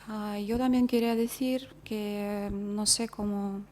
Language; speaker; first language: Spanish; non-native, fluent; Russian